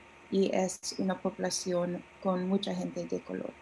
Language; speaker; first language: Spanish; non-native, learner; English